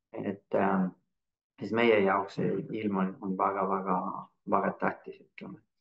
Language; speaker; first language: Estonian; non-native, fluent; Spanish